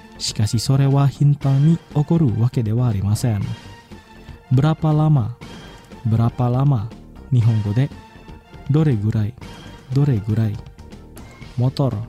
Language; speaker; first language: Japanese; non-native, fluent; Indonesian